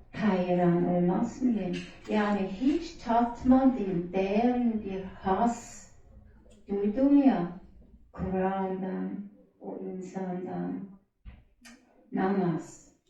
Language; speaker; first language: Turkish; non-native, learner; German